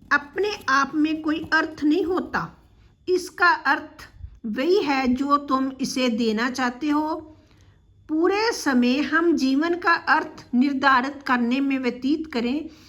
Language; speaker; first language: Hindi; non-native, local second language; Punjabi